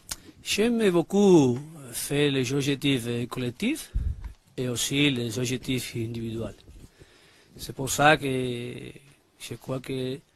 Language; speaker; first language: French; non-native, learner; Spanish